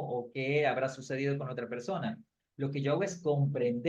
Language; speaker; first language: Spanish; native; Spanish